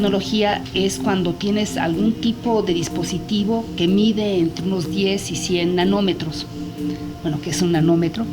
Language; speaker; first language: Spanish; native; Spanish